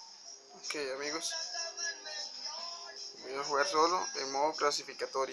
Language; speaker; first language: Spanish; native; Spanish